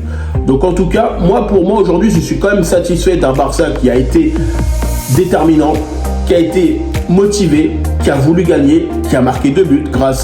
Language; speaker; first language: French; native; French